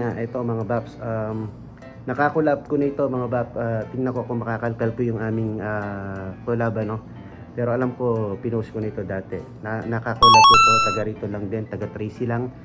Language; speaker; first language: Filipino; non-native, local second language; Pampanga